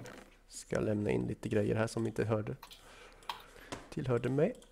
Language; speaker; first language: Swedish; native; Swedish